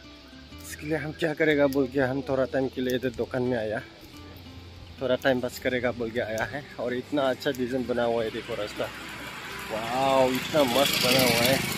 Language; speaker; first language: Hindi; non-native, local second language; Bodo